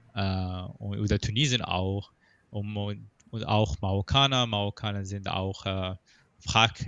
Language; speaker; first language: German; non-native, fluent; Arabic